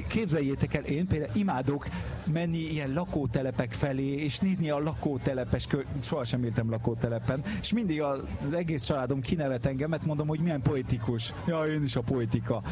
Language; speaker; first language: Hungarian; early bilingual, heritage; French